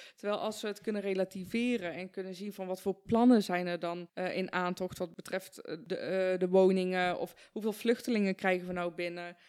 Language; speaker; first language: Dutch; early bilingual, other home language; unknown